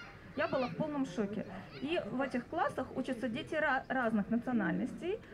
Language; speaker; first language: Russian; non-native, fluent; Estonian